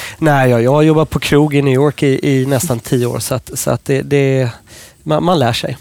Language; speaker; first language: Swedish; non-native, fluent; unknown